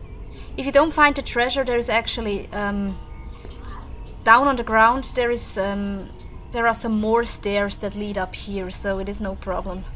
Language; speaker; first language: English; non-native, fluent; German